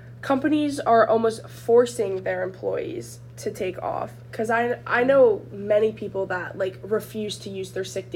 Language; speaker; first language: English; native; English